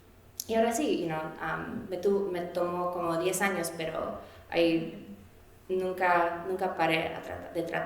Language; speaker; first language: Spanish; early bilingual, heritage; Spanish